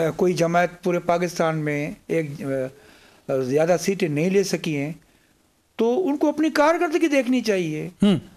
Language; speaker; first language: Urdu; non-native, local second language; Sindhi